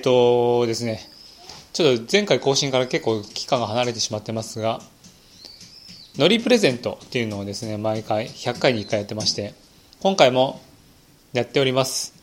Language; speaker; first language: Japanese; native; Japanese